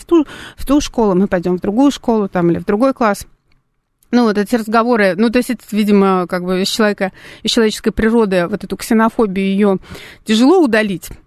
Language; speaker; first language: Russian; native; Russian